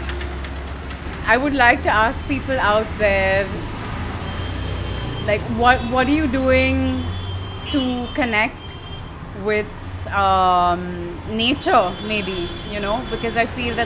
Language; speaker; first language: English; non-native, local second language; Hindi